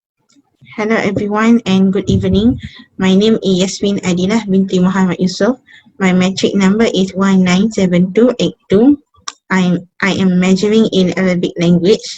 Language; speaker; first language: English; non-native, fluent; Malay